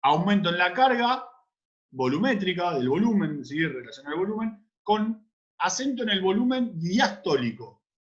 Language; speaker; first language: Spanish; native; Spanish